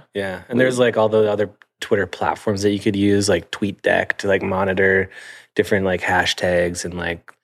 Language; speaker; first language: English; native; English